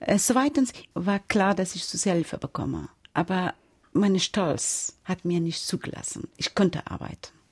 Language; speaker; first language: German; non-native, fluent; Persian